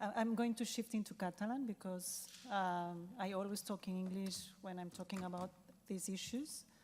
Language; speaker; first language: English; non-native, fluent; Catalan